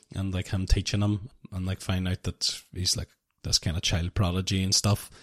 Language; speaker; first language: English; native; English